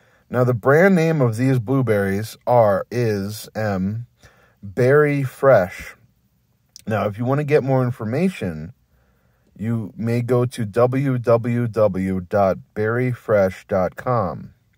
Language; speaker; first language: English; native; English